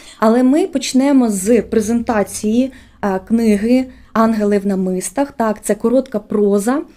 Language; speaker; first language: Ukrainian; native; Ukrainian